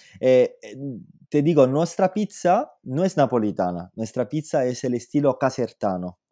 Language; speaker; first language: Spanish; non-native, fluent; Italian